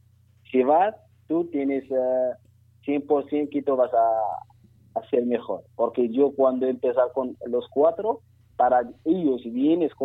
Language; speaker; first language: Spanish; non-native, learner; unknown